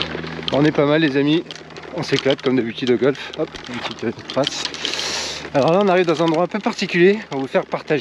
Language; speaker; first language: French; native; French